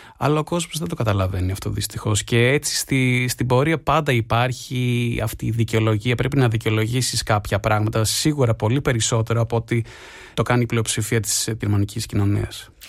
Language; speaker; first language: Greek; early bilingual, heritage; Greek